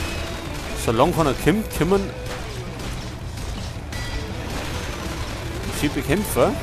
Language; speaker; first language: German; native; German